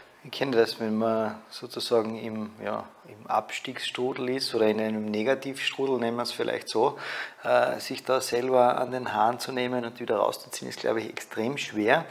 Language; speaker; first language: German; native; German